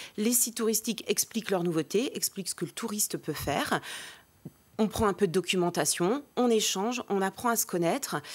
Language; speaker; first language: French; native; French